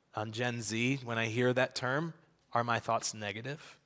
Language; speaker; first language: English; native; English